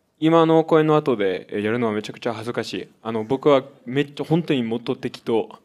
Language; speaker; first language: Japanese; non-native, fluent; French